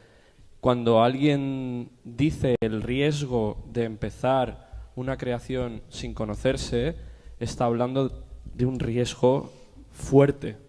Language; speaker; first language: Spanish; native; Spanish